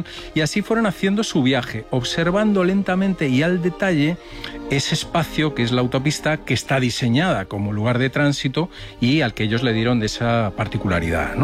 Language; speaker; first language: Spanish; native; Spanish